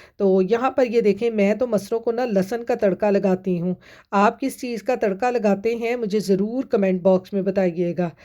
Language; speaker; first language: Urdu; non-native, local second language; Punjabi